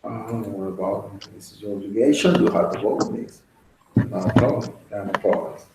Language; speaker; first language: English; non-native, learner; Spanish